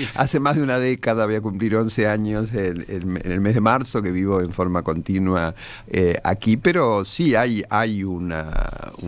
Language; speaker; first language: Spanish; native; Spanish